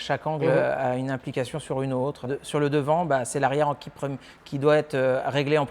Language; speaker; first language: French; native; French